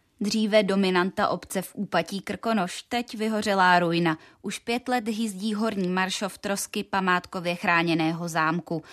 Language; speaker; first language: Czech; native; Czech